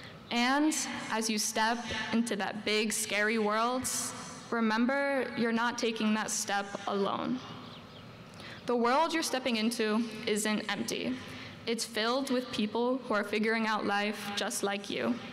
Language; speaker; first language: English; early bilingual, other home language; Spanish